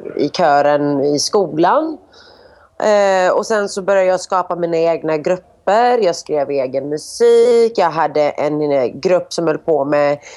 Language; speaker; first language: Swedish; early bilingual, other home language; Greek